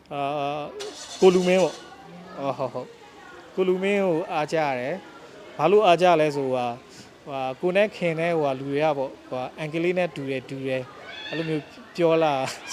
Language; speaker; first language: Burmese; non-native, local second language; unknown